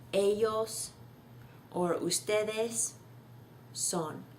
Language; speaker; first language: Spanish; non-native, fluent; English